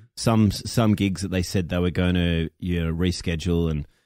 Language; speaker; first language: English; native; English